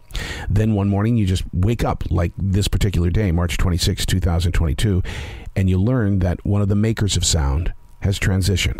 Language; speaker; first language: English; native; English